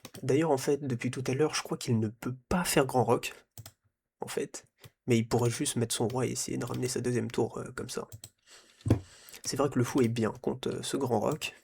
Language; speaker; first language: French; native; French